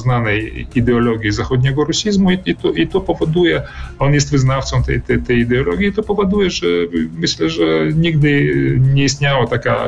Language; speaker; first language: Polish; early bilingual, heritage; Polish